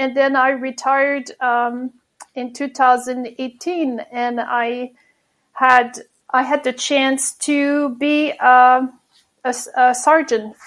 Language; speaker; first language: English; non-native, fluent; French